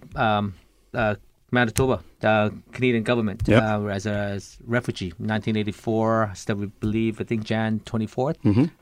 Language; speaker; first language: English; early bilingual, other home language; Lao